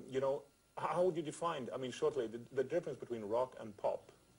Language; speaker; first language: English; non-native, fluent; Swedish